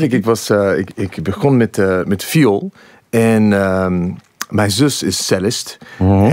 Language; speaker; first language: Dutch; non-native, fluent; English